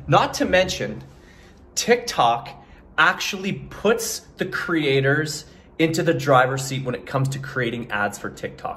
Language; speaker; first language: English; native; English